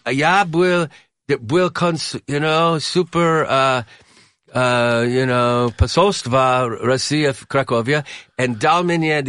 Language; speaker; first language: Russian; non-native, learner; English